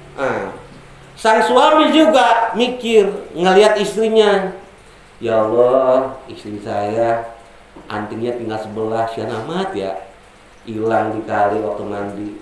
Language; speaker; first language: Indonesian; native; Indonesian